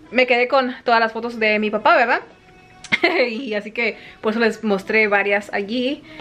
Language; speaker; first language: Spanish; early bilingual, heritage; Spanish